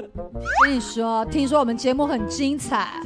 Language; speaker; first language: Chinese; native; Chinese